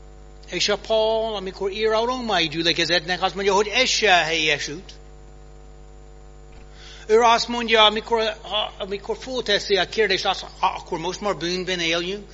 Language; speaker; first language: Hungarian; non-native, fluent; English